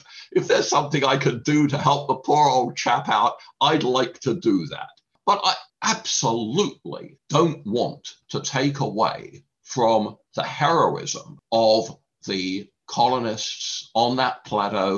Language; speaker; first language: English; native; English